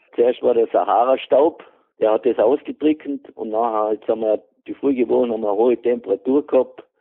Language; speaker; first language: German; native; German